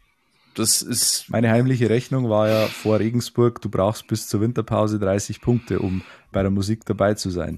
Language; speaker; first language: German; native; German